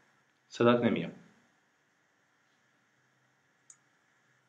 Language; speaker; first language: Persian; native; Persian